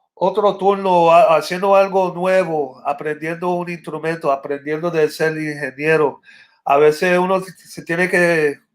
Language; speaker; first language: Spanish; early bilingual, other home language; English